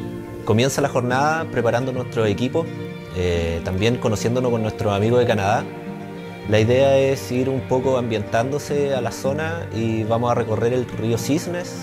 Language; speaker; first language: Spanish; native; Spanish